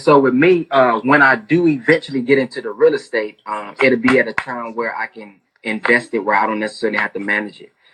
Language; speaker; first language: English; native; English